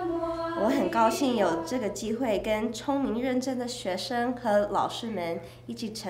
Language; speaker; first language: Chinese; early bilingual, heritage; Chinese